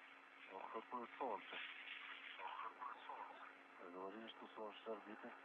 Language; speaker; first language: Russian; native; Russian